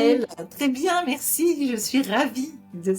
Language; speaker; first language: French; native; French